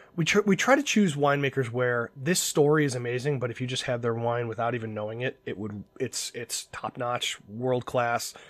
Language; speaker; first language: English; native; English